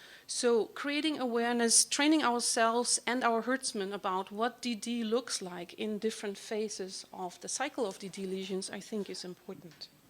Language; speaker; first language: English; non-native, fluent; German